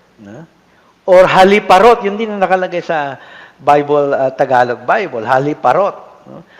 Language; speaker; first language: Filipino; non-native, local second language; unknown